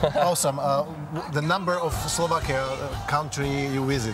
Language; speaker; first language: English; non-native, learner; Slovak